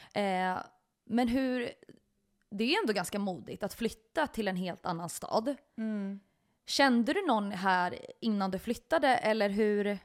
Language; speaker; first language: Swedish; native; Swedish